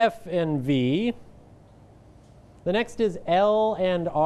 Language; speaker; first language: English; non-native, fluent; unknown